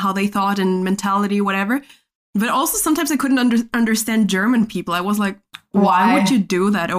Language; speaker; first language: English; non-native, fluent; Spanish